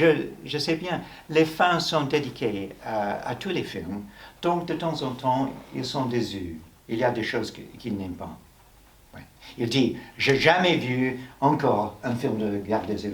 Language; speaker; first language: French; non-native, learner; English